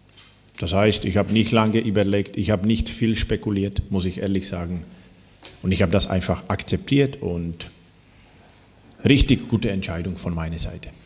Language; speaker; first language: German; non-native, fluent; Slovak